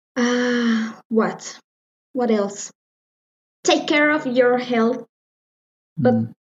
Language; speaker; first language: English; non-native, learner; Spanish